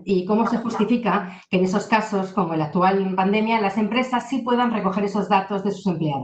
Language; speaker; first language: Spanish; native; Spanish